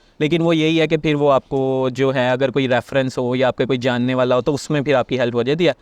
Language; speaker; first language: Urdu; non-native, local second language; Punjabi